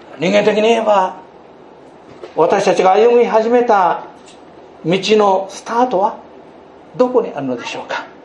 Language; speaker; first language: Japanese; native; Japanese